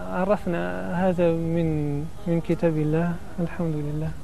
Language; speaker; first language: Arabic; non-native, learner; Italian